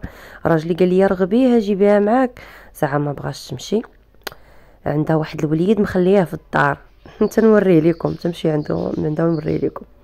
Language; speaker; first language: Arabic; native; Arabic